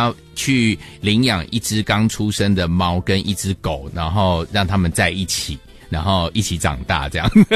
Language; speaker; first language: Chinese; native; Chinese